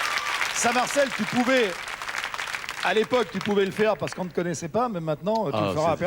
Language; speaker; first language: French; native; French